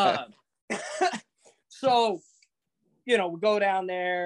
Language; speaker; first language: English; native; English